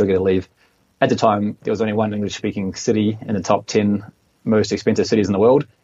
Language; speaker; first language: English; native; English